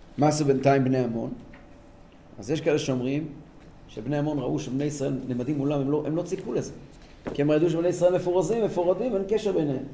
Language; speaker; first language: Hebrew; native; Hebrew